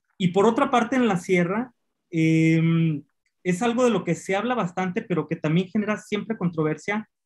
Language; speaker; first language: Spanish; native; Spanish